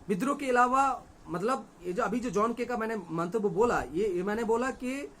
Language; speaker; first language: Hindi; non-native, local second language; Bangla